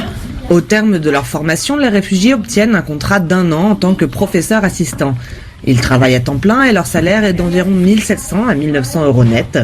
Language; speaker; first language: French; native; French